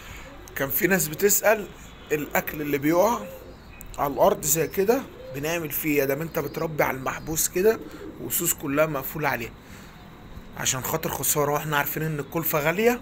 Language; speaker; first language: Arabic; native; Arabic